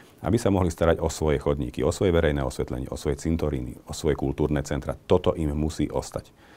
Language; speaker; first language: Slovak; non-native, local second language; Hungarian